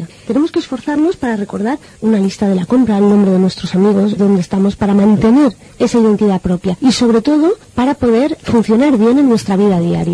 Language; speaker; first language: Spanish; native; Spanish